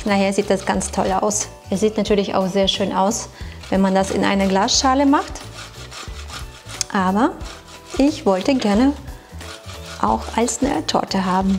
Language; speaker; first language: German; non-native, fluent; Russian